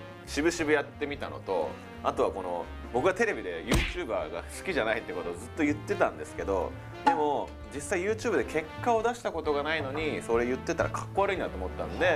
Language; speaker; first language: Japanese; native; Japanese